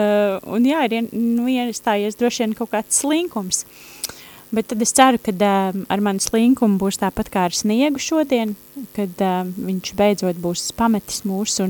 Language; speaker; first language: Latvian; native; Latvian